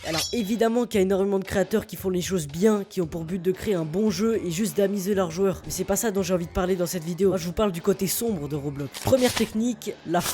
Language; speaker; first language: French; native; French